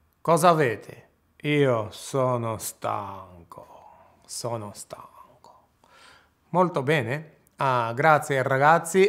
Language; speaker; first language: Italian; non-native, fluent; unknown